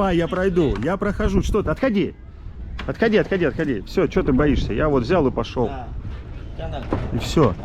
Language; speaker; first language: Russian; native; Russian